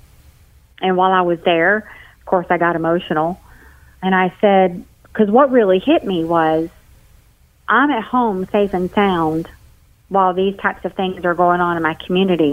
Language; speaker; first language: English; native; English